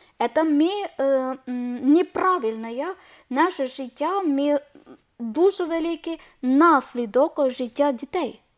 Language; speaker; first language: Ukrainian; non-native, learner; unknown